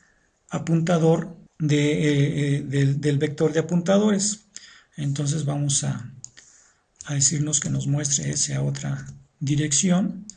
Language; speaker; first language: Spanish; native; Spanish